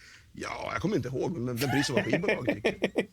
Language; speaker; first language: Swedish; native; Swedish